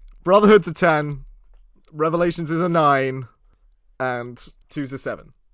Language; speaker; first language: English; native; English